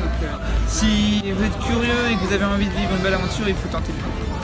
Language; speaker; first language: French; native; French